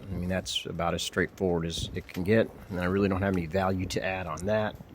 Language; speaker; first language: English; native; English